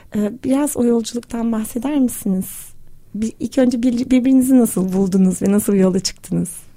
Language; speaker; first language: Turkish; native; Turkish